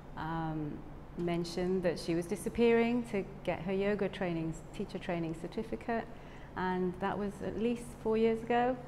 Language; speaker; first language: English; native; English